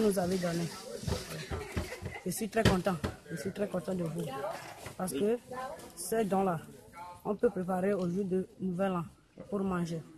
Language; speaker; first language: French; non-native, local second language; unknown